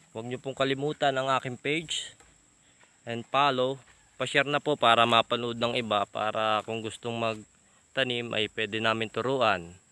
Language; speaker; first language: Filipino; native; Filipino